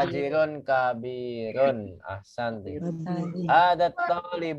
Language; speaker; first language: Arabic; non-native, fluent; Indonesian